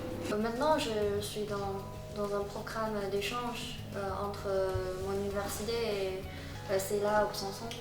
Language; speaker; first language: French; non-native, fluent; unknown